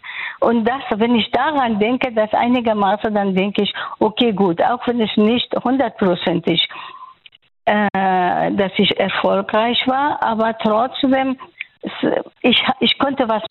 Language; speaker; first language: German; non-native, fluent; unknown